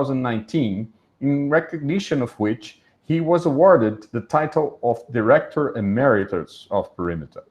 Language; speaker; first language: English; non-native, fluent; Portuguese